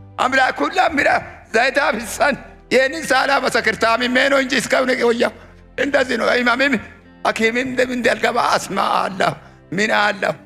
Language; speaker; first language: Amharic; non-native, local second language; Hadiyya